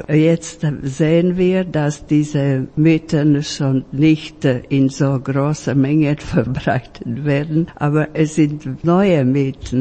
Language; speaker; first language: German; non-native, fluent; Slovak